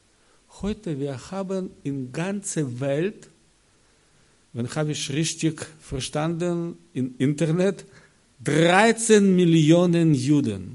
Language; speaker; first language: German; non-native, learner; Russian